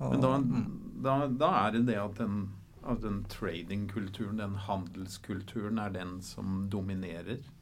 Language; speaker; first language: Norwegian; native; Norwegian